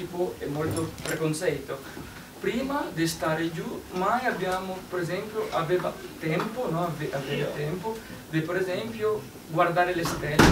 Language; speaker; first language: Italian; non-native, learner; Portuguese